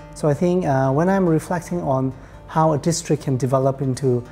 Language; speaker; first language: English; non-native, local second language; Cantonese